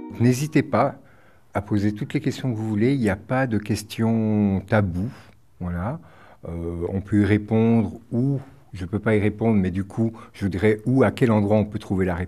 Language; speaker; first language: French; native; French